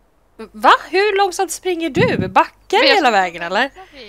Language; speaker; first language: Swedish; native; Swedish